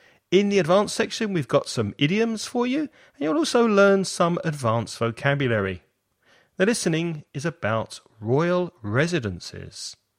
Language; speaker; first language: English; native; English